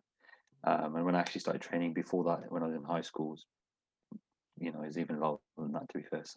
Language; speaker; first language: English; native; English